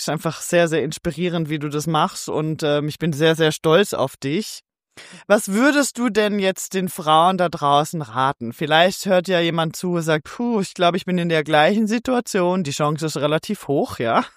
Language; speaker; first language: German; native; German